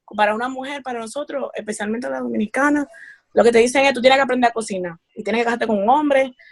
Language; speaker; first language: Spanish; early bilingual, heritage; Spanish